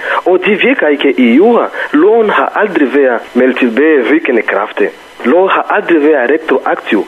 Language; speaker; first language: Danish; non-native, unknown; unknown